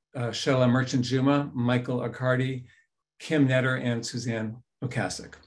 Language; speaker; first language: English; native; English